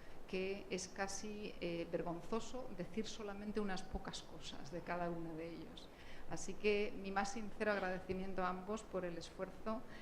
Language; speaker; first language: Spanish; native; Spanish